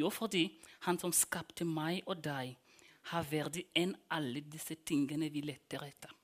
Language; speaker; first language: Norwegian; non-native, fluent; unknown